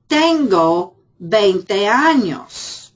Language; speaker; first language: Spanish; non-native, fluent; English